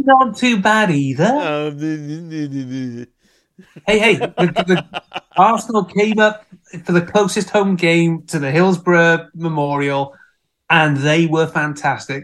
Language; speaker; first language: English; native; English